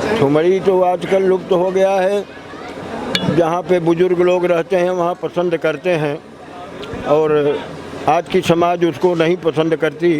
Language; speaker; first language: Hindi; native; Hindi